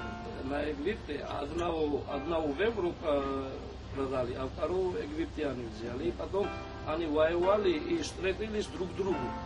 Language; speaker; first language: Russian; non-native, fluent; Georgian